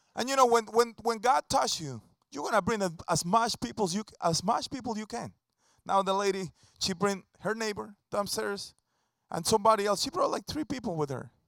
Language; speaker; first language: English; non-native, fluent; Spanish